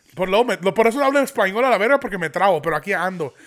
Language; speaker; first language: Spanish; early bilingual, heritage; Spanish